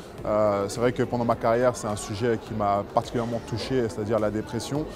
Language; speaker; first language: French; native; French